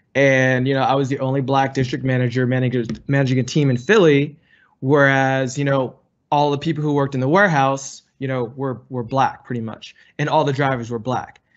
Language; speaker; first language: English; native; English